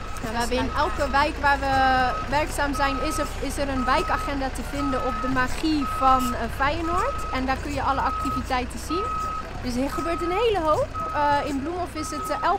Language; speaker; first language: Dutch; native; Dutch